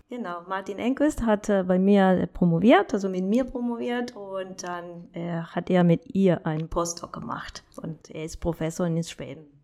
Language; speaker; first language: German; non-native, fluent; Spanish